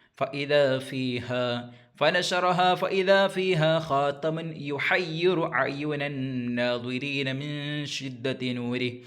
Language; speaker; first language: Arabic; non-native, fluent; Malayalam